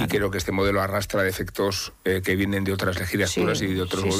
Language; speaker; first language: Spanish; native; Spanish